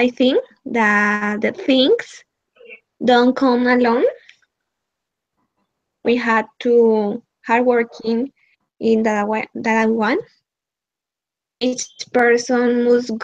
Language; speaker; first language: English; non-native, learner; Spanish